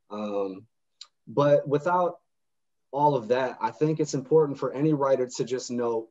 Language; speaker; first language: English; native; English